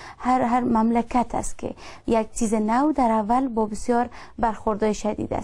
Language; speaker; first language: Persian; native; Persian